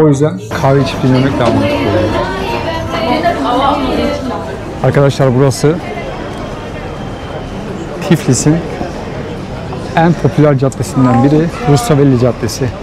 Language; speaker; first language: Turkish; native; Turkish